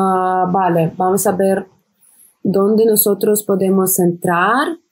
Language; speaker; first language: Spanish; non-native, fluent; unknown